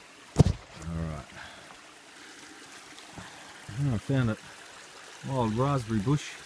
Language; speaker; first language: English; native; English